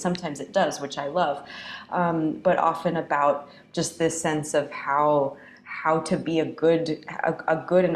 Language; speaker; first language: English; native; English